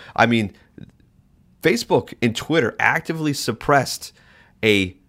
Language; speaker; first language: English; native; English